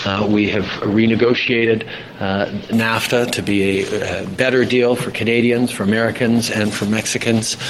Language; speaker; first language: English; native; English